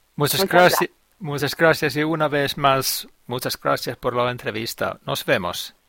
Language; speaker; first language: Spanish; non-native, fluent; Finnish